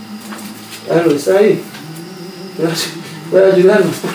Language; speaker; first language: Spanish; non-native, learner; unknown